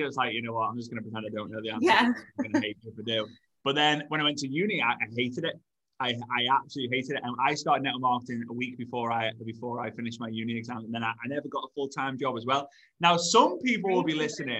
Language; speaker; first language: English; native; English